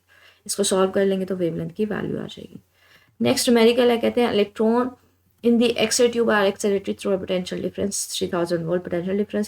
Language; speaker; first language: Hindi; non-native, local second language; Punjabi